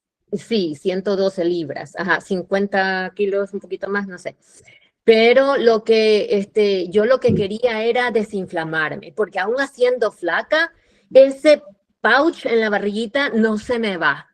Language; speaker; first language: Spanish; native; Spanish